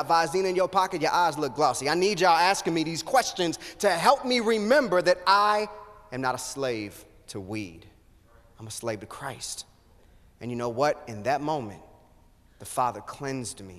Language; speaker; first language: English; native; English